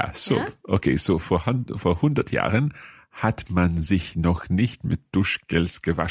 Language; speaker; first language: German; non-native, learner; English